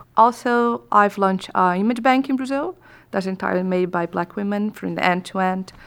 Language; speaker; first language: English; non-native, fluent; Portuguese